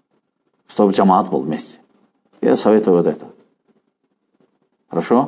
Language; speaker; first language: Russian; non-native, fluent; Azerbaijani